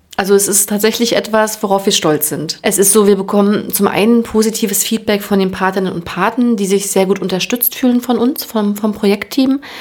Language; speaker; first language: German; native; German